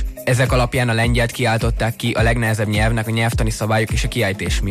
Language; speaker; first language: Hungarian; native; Hungarian